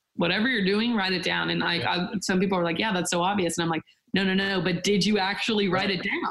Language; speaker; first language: English; native; English